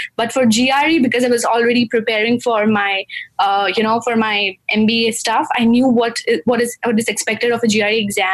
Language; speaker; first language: English; non-native, local second language; Gujarati